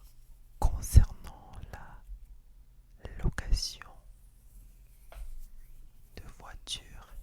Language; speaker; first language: French; non-native, fluent; English